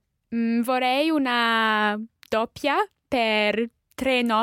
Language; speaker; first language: Italian; non-native, learner; English